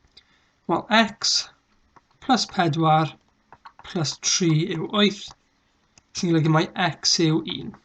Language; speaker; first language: Welsh; native; Welsh